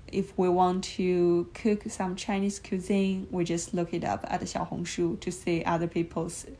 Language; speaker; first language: English; non-native, fluent; Chinese